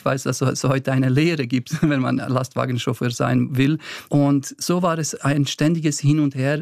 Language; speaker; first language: German; early bilingual, other home language; Bosnian